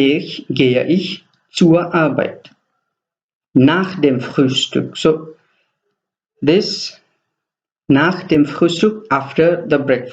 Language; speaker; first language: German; non-native, fluent; Nepali